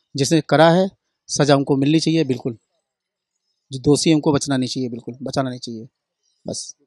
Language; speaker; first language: Hindi; native; Hindi